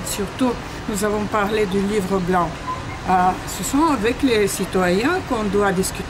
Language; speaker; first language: French; non-native, fluent; Bulgarian